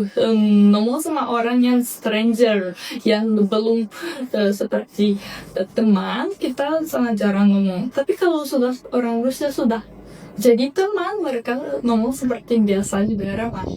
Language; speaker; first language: Indonesian; non-native, learner; Russian